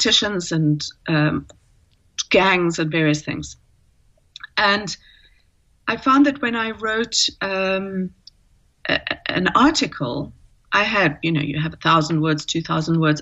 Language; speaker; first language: English; native; English